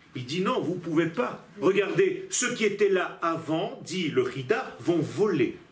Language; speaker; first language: French; non-native, fluent; Hebrew